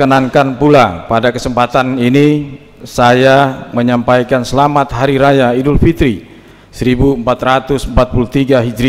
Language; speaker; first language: Indonesian; native; Indonesian